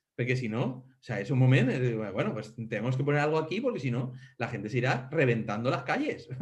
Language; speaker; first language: Spanish; non-native, local second language; Catalan